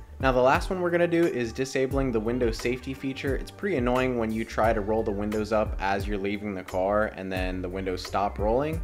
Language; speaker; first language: English; native; English